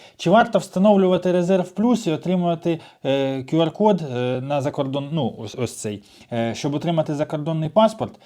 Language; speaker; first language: Ukrainian; non-native, local second language; Russian